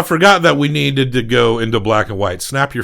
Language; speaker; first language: English; native; English